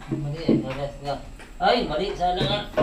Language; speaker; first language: Filipino; native; Filipino